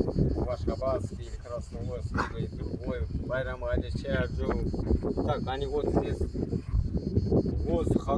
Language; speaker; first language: Russian; non-native, learner; Turkmen